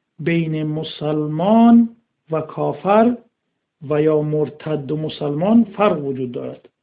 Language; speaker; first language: Persian; native; Persian